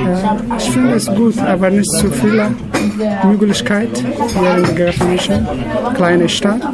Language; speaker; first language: German; non-native, learner; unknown